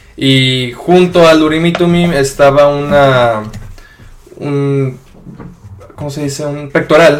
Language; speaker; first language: Spanish; early bilingual, heritage; Spanish